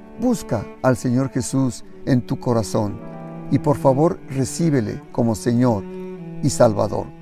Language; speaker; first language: Spanish; native; Spanish